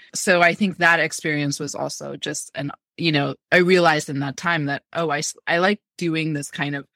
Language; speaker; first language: English; early bilingual, other home language; Amharic